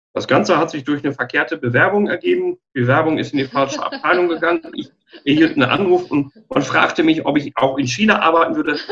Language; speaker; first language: German; native; German